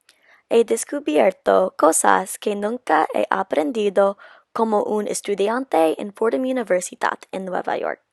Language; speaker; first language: Spanish; non-native, learner; English